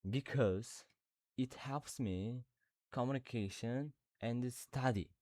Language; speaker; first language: English; non-native, learner; Uzbek